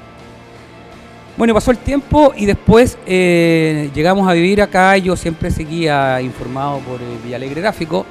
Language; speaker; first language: Spanish; native; Spanish